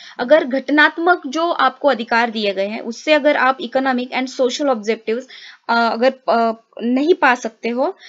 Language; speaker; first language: Hindi; non-native, local second language; Marathi